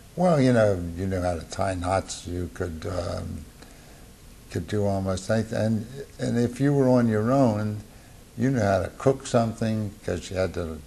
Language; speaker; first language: English; native; English